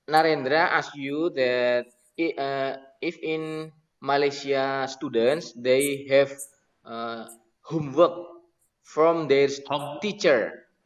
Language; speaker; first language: English; non-native, learner; Indonesian